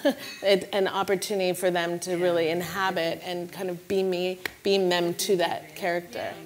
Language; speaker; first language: English; native; English